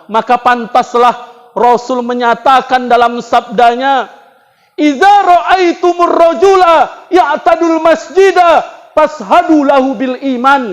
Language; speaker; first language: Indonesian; native; Indonesian